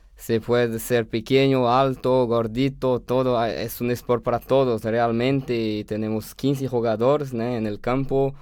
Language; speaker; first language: Spanish; non-native, fluent; French